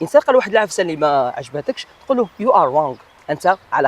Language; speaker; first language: Arabic; native; Arabic